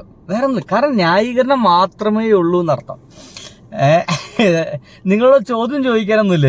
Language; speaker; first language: Malayalam; native; Malayalam